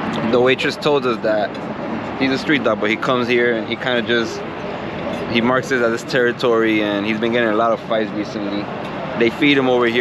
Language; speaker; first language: English; early bilingual, other home language; Spanish